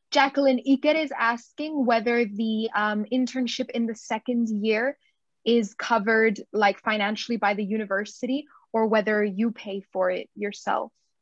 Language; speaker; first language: English; non-native, fluent; Spanish